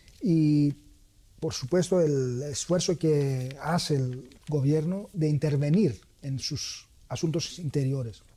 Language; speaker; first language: Spanish; non-native, fluent; Greek